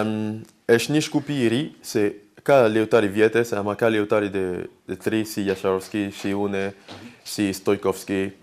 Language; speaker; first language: Albanian; non-native, learner; French